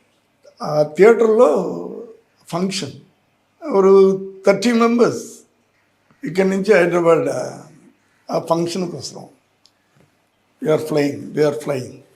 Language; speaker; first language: Telugu; non-native, learner; Tamil